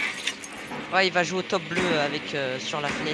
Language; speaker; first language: French; native; French